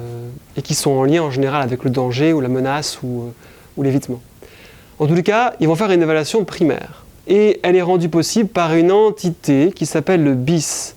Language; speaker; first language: French; native; French